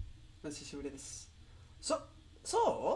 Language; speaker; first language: Japanese; non-native, learner; Spanish